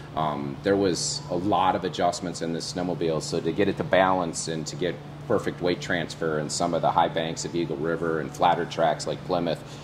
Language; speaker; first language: English; native; English